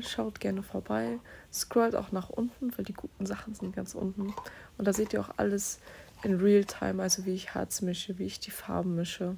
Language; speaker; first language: German; native; German